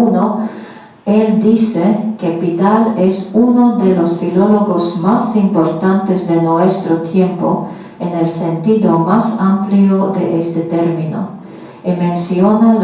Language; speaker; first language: Spanish; non-native, fluent; Latvian